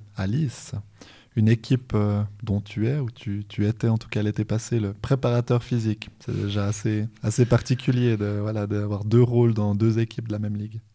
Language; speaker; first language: French; native; French